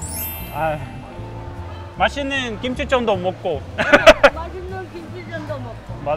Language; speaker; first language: Korean; non-native, fluent; Russian